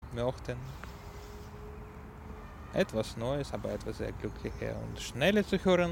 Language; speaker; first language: German; non-native, learner; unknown